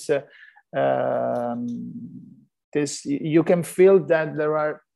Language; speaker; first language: English; non-native, fluent; Italian